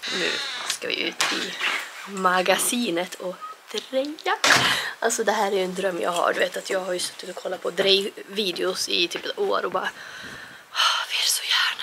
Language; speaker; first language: Swedish; native; Swedish